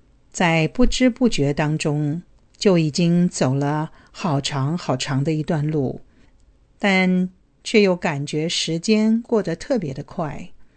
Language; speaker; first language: Chinese; native; Chinese